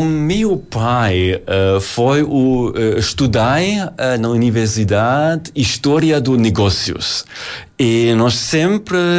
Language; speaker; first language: Portuguese; non-native, learner; German